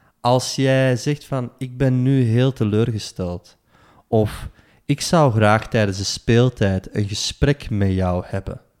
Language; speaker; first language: Dutch; native; Dutch